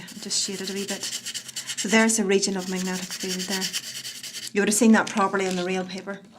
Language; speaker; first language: English; native; English